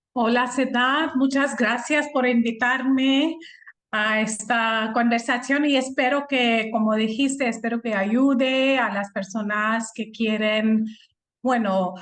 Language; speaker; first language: Spanish; non-native, fluent; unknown